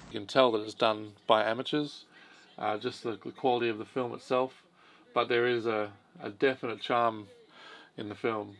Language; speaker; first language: English; native; English